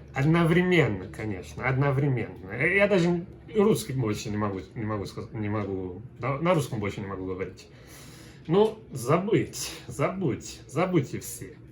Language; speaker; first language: Russian; non-native, learner; Portuguese